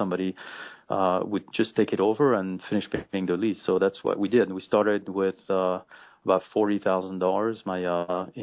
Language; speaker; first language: English; non-native, fluent; French